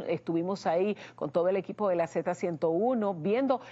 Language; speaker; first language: Spanish; native; Spanish